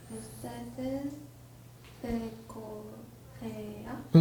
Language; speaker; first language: Spanish; non-native, learner; Korean